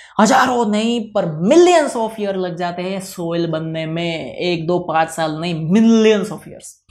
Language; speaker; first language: Hindi; non-native, local second language; Gujarati